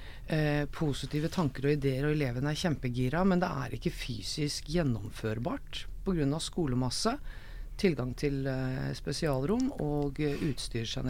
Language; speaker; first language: Norwegian; native; Norwegian